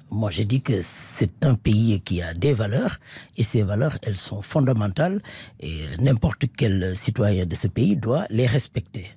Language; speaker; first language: French; non-native, local second language; Wolof